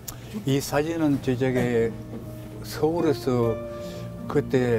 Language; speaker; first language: Korean; early bilingual, heritage; Korean